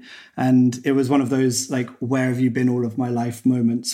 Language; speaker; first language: English; native; English